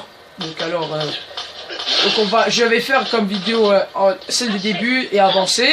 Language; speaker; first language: French; native; French